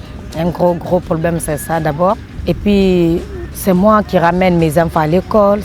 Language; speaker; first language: French; non-native, learner; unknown